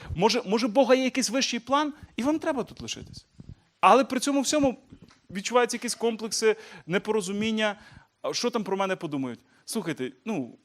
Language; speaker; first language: Ukrainian; native; Ukrainian